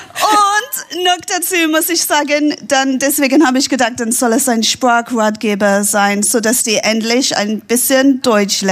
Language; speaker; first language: German; non-native, fluent; English